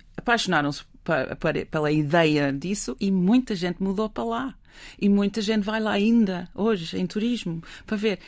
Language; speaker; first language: Portuguese; non-native, fluent; English